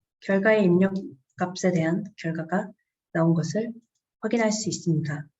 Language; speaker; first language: Korean; native; Korean